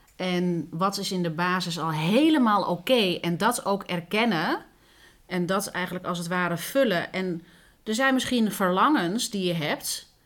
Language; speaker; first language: Dutch; early bilingual, other home language; Spanish